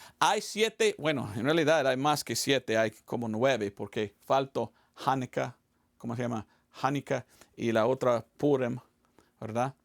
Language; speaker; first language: Spanish; non-native, fluent; English